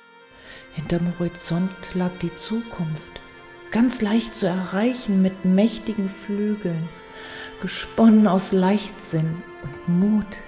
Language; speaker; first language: German; native; German